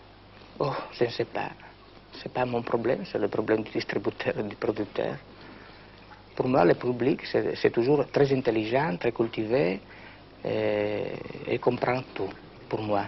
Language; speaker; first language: French; non-native, local second language; Italian